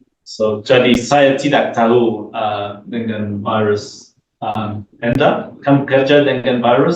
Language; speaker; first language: Indonesian; non-native, learner; English